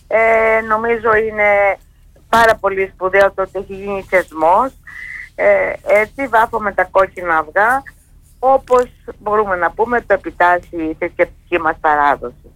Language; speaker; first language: Greek; native; Greek